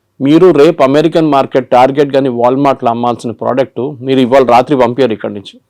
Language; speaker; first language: Telugu; non-native, local second language; Malayalam